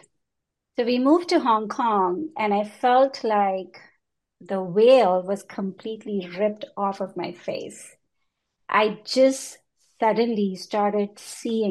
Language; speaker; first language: English; non-native, local second language; Hindi